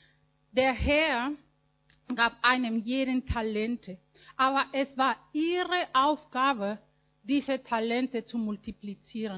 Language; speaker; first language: German; non-native, fluent; Spanish